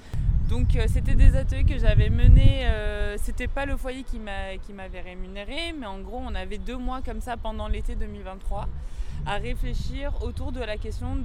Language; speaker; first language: French; native; French